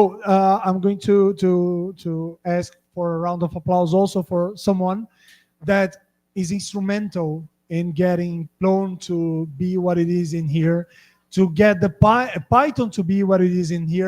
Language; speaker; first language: English; non-native, fluent; Portuguese